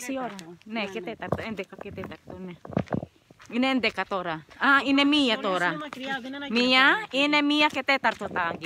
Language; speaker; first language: Greek; non-native, learner; Filipino